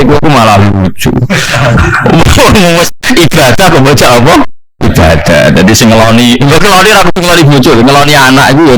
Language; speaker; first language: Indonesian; non-native, local second language; Javanese